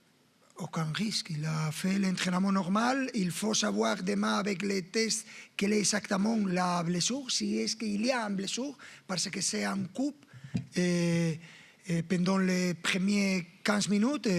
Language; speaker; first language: French; non-native, fluent; Spanish